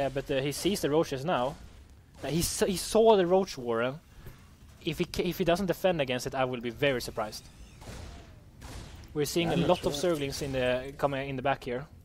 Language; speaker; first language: English; non-native, fluent; Swedish